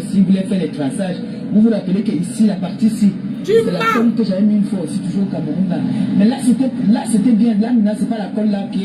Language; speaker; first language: French; non-native, local second language; Lingala